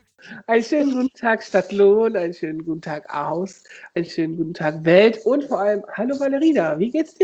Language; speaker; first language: German; native; German